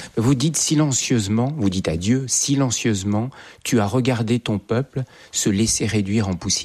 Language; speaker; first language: French; native; French